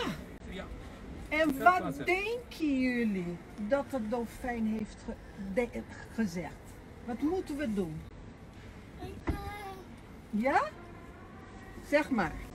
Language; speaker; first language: Dutch; non-native, learner; Portuguese